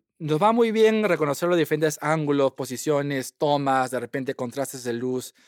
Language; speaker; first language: Spanish; native; Spanish